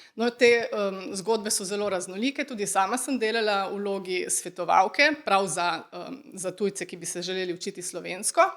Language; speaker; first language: Slovenian; native; Slovenian